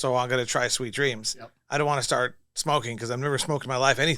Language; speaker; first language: English; native; English